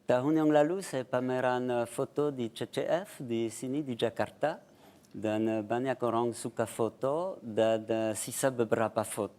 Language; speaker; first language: Indonesian; non-native, fluent; French